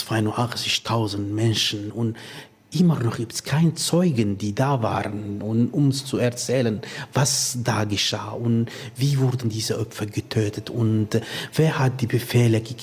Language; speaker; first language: German; non-native, fluent; Kurdish